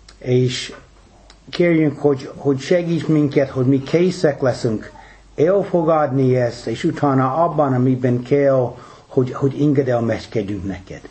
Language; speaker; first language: Hungarian; non-native, fluent; English